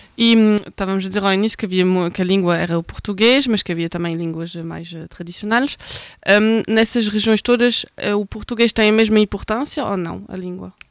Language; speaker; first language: Portuguese; early bilingual, heritage; Portuguese